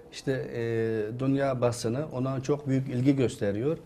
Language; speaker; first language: Turkish; non-native, fluent; Uyghur